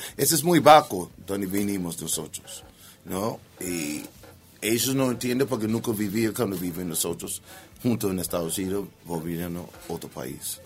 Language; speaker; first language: Spanish; non-native, learner; English